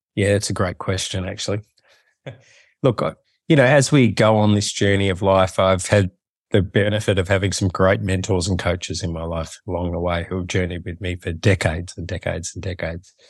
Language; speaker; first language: English; native; English